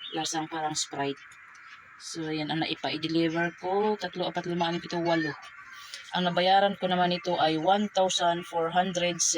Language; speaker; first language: Filipino; non-native, local second language; Cebuano